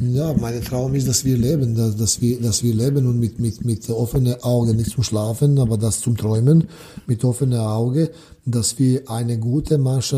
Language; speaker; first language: German; non-native, learner; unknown